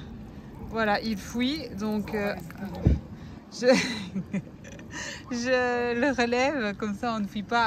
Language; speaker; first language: French; native; French